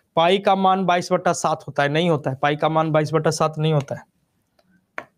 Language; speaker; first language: Hindi; native; Hindi